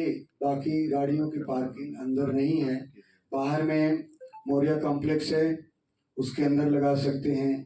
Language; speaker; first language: Hindi; native; Hindi